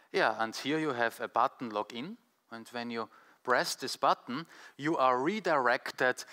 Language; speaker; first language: English; non-native, fluent; German